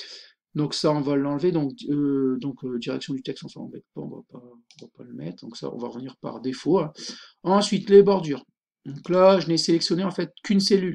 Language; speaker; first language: French; native; French